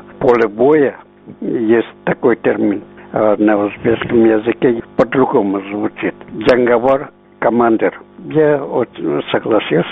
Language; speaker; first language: Russian; non-native, local second language; Uzbek